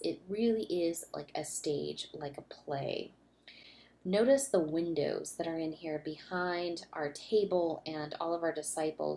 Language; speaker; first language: English; native; English